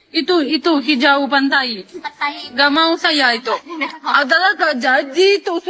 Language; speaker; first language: Indonesian; non-native, learner; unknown